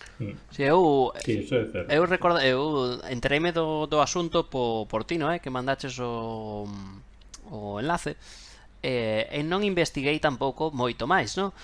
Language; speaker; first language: Galician; non-native, local second language; Spanish